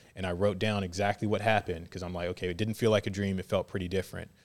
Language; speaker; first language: English; native; English